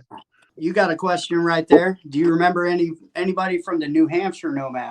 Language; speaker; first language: English; native; English